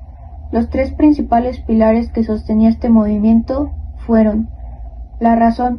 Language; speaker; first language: Spanish; native; Spanish